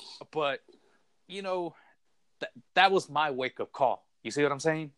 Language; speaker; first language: English; early bilingual, other home language; Spanish